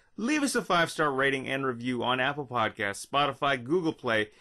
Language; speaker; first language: English; native; English